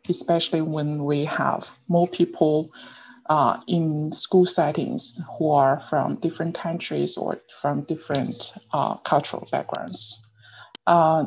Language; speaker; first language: English; non-native, fluent; Chinese